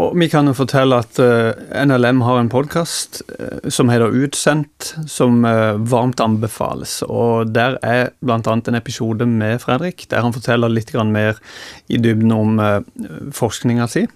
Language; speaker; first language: Norwegian; native; Norwegian